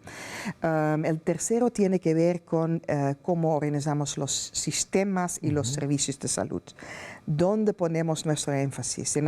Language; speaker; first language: Spanish; non-native, fluent; Dutch